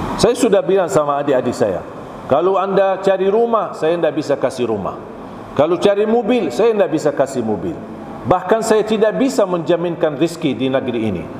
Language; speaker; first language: Malay; non-native, fluent; Arabic